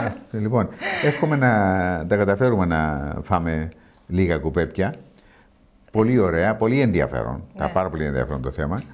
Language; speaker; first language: Greek; native; Greek